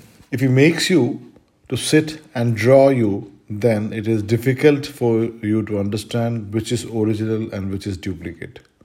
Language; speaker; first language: English; non-native, local second language; Malayalam